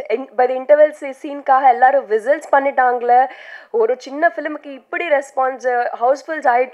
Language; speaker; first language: Tamil; non-native, learner; Telugu